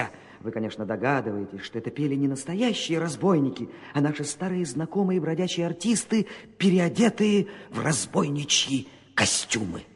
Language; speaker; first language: Russian; native; Russian